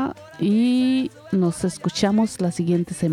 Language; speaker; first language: Spanish; native; Spanish